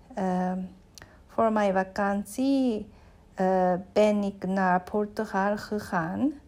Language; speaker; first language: Dutch; non-native, learner; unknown